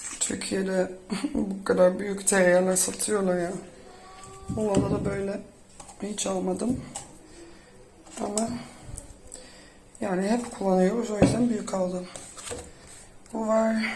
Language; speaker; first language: Turkish; non-native, fluent; Dutch